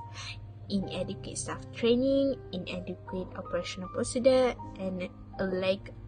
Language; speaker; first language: English; non-native, local second language; Malay